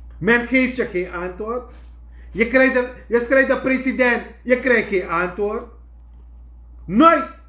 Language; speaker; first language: Dutch; native; Dutch